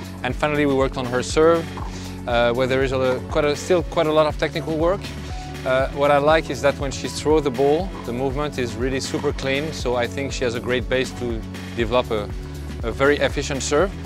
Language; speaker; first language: English; non-native, fluent; French